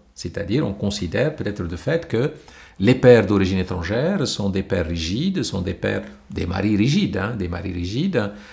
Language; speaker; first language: French; non-native, local second language; Arabic